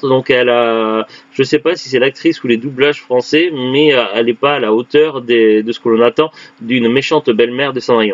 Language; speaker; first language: French; native; French